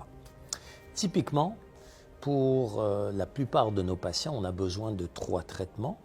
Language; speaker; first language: French; native; French